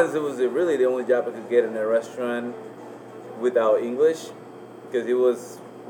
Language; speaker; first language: English; non-native, fluent; Spanish